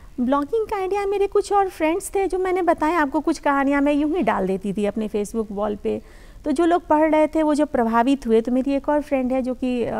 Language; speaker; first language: Hindi; native; Hindi